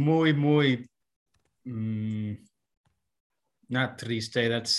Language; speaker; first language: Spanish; non-native, learner; English